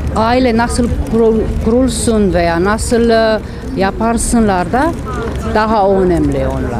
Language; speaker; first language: Turkish; non-native, learner; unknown